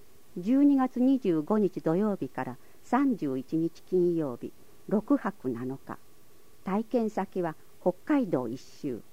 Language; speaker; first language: Japanese; native; Japanese